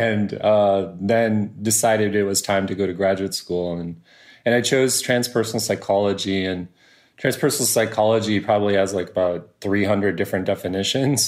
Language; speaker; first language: English; native; English